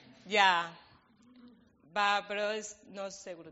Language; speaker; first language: English; non-native, learner; Spanish